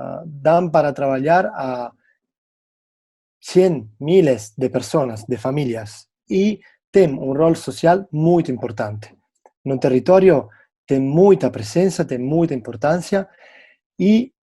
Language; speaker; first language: Portuguese; non-native, fluent; Italian